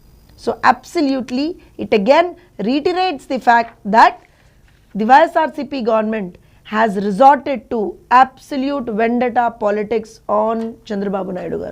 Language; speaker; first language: English; non-native, local second language; Telugu